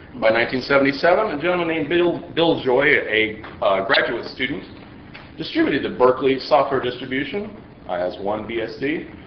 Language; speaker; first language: English; native; English